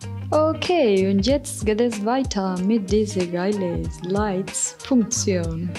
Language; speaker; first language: German; non-native, fluent; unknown